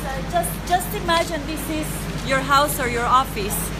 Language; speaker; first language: English; non-native, fluent; Spanish